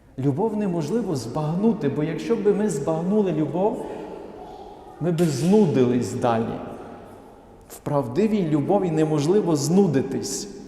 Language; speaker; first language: Ukrainian; native; Ukrainian